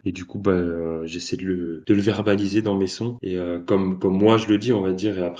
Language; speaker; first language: French; native; French